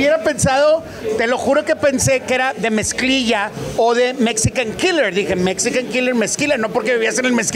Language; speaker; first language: Spanish; native; Spanish